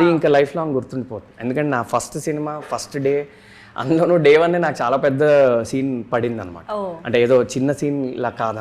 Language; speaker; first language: Telugu; native; Telugu